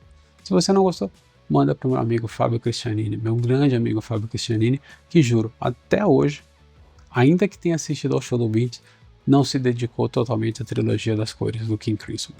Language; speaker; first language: Portuguese; native; Portuguese